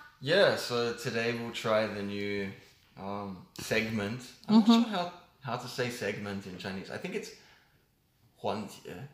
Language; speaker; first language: English; native; English